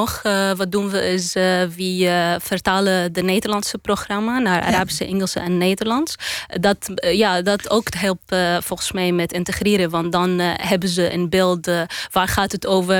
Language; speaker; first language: Dutch; non-native, learner; Arabic